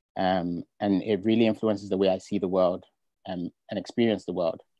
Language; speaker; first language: English; non-native, local second language; Ga